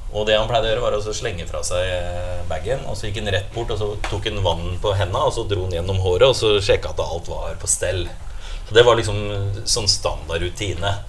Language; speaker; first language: Norwegian; native; Norwegian